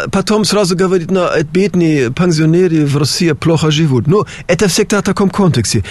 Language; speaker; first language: Russian; non-native, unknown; German